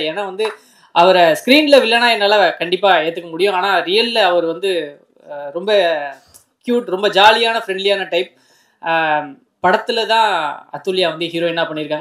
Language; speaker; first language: Tamil; native; Tamil